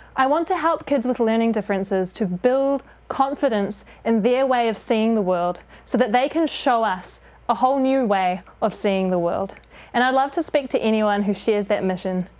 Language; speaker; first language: English; native; English